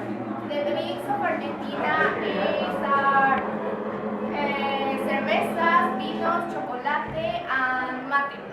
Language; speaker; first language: English; non-native, learner; Spanish